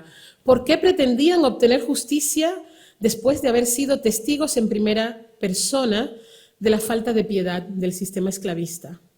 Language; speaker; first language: Spanish; native; Spanish